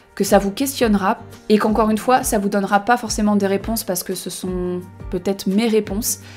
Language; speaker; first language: French; native; French